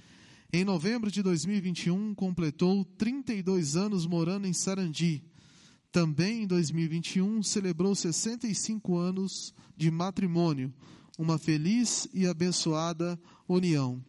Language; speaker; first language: Portuguese; native; Portuguese